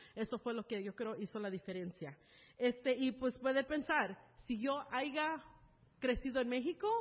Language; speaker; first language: Spanish; early bilingual, heritage; Spanish